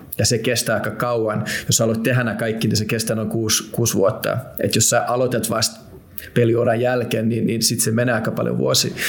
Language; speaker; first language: Finnish; non-native, local second language; Swedish